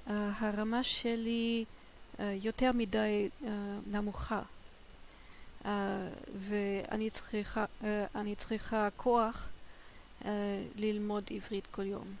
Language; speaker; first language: Hebrew; non-native, learner; German